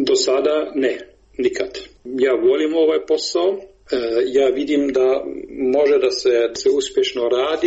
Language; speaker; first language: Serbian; non-native, learner; German